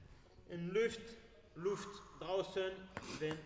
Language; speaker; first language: German; non-native, learner; French